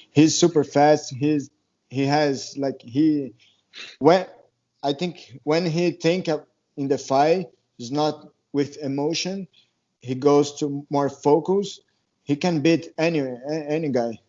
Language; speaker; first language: English; non-native, learner; Portuguese